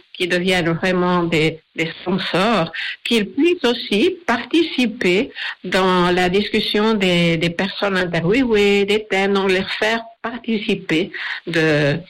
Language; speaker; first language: French; non-native, fluent; Spanish